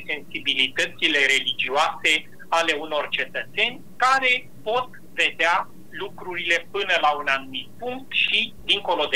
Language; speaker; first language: Romanian; native; Romanian